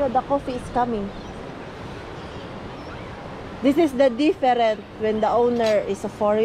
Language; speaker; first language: English; non-native, local second language; Filipino